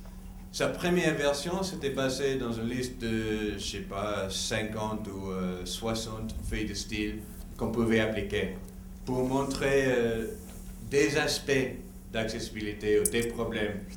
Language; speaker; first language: French; non-native, fluent; English